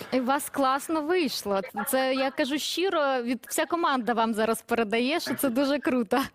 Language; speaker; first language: Ukrainian; native; Ukrainian